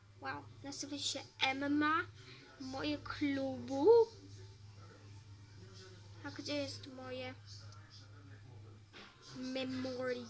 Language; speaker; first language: Polish; early bilingual, heritage; Polish